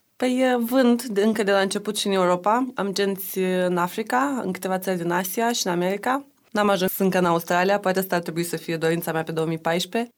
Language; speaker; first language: Romanian; native; Romanian